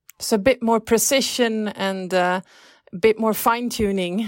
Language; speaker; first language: English; non-native, fluent; Swedish